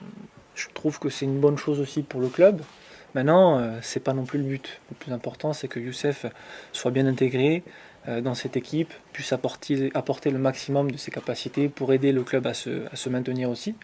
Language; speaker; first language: French; native; French